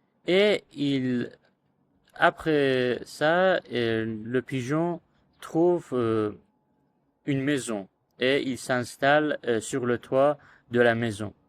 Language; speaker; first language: French; non-native, learner; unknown